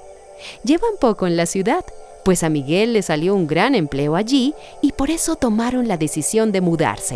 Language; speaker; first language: Spanish; native; Spanish